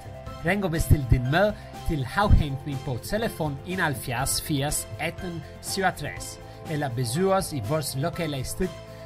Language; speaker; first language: Swedish; non-native, local second language; Italian